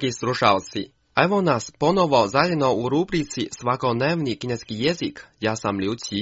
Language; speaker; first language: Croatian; non-native, fluent; Chinese